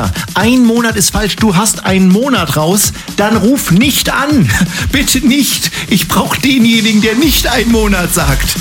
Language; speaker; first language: German; native; German